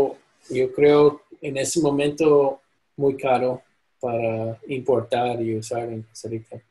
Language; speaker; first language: Spanish; non-native, fluent; English